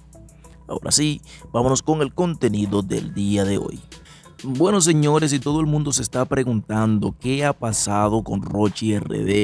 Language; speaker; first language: Spanish; native; Spanish